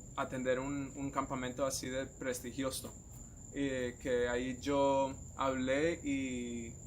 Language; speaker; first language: Spanish; native; Spanish